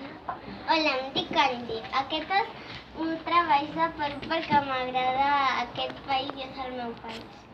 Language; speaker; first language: Catalan; early bilingual, other home language; Spanish